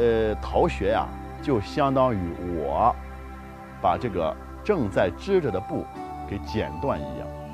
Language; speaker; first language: Chinese; native; Chinese